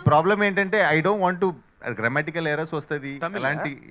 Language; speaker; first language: Telugu; non-native, learner; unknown